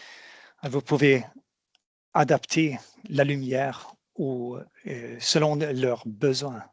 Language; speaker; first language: French; non-native, fluent; Swedish